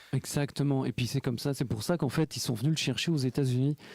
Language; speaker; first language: French; native; French